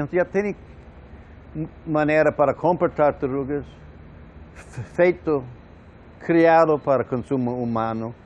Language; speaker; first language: Portuguese; non-native, fluent; English